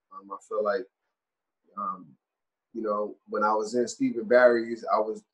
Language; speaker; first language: English; native; English